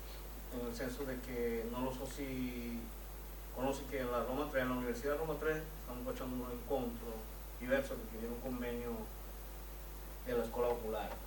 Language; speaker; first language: Italian; non-native, learner; Spanish